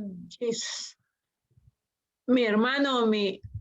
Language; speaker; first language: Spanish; non-native, learner; English